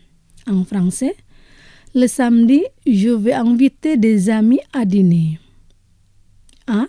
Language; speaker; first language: French; non-native, fluent; Indonesian